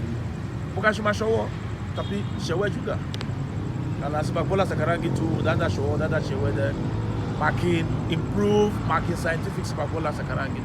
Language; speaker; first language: Indonesian; non-native, fluent; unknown